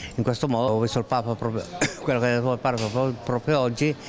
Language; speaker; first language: Italian; native; Italian